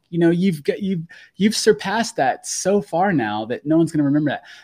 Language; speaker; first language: English; native; English